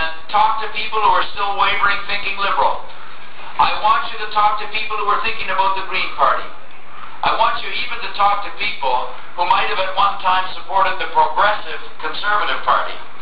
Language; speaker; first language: English; native; English